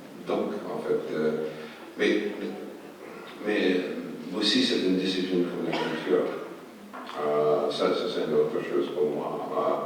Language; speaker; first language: French; non-native, fluent; English